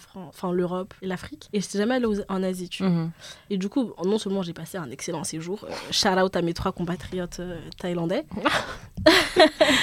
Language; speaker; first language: French; early bilingual, other home language; Bambara